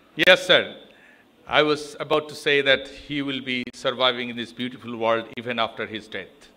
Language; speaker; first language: English; non-native, local second language; Bangla